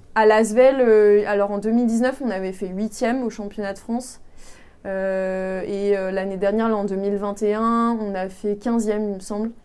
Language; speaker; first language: French; native; French